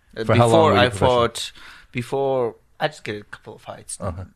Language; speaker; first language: English; non-native, learner; Georgian